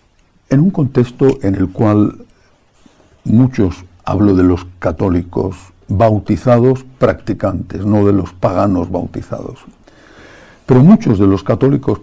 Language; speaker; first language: Spanish; native; Spanish